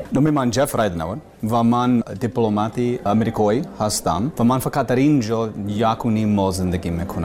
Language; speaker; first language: Persian; non-native, learner; English